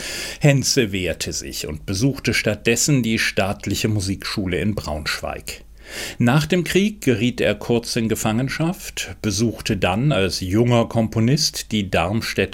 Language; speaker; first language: German; native; German